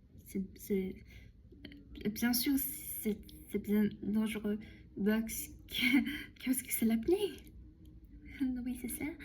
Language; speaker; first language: French; non-native, learner; Chinese